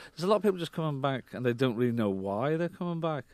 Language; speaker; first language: English; native; English